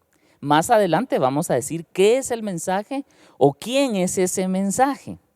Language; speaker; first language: Spanish; native; Spanish